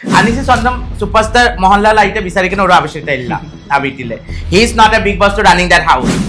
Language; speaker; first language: Malayalam; non-native, fluent; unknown